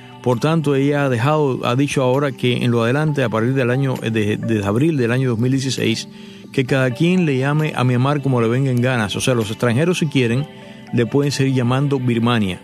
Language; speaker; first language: Spanish; native; Spanish